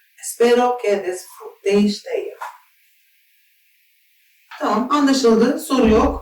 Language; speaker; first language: Spanish; non-native, fluent; Turkish